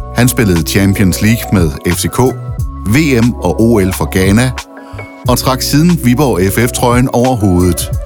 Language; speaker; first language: Danish; native; Danish